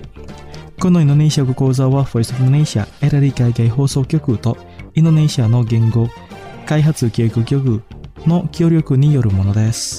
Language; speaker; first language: Japanese; non-native, fluent; Indonesian